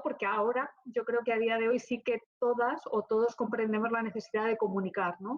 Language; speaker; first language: Spanish; native; Spanish